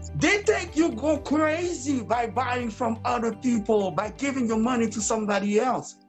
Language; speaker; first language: English; early bilingual, other home language; French